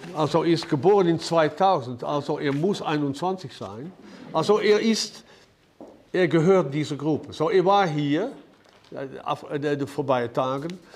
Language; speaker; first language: German; non-native, fluent; Dutch